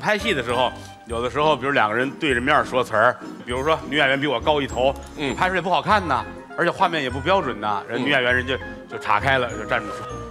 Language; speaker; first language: Chinese; native; Chinese